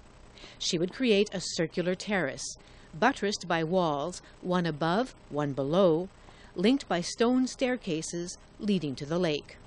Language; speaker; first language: English; native; English